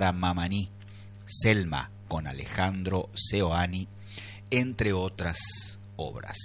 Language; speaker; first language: Spanish; native; Spanish